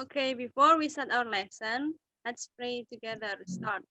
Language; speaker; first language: English; non-native, learner; Indonesian